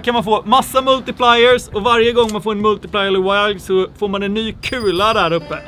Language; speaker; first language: Swedish; native; Swedish